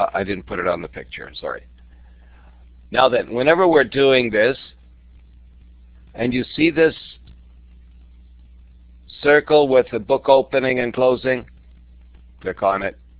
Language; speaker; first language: English; native; English